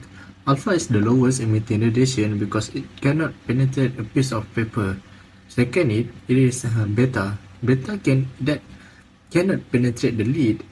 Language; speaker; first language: English; non-native, learner; Malay